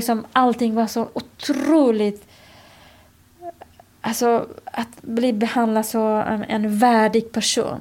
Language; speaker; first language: Swedish; non-native, fluent; Kurdish